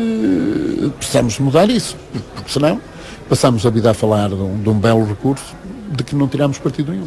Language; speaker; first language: Portuguese; native; Portuguese